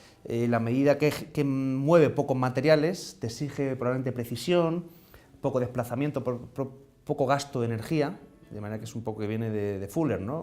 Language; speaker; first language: Spanish; native; Spanish